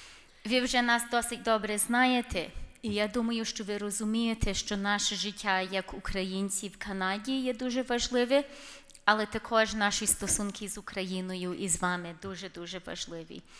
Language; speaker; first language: Ukrainian; early bilingual, heritage; Ukrainian